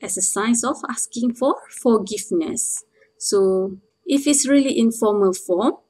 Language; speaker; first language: English; non-native, local second language; Malay